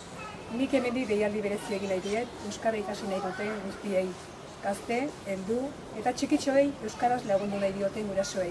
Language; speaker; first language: Basque; native; Basque